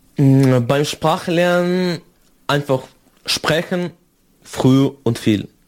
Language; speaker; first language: German; non-native, fluent; Russian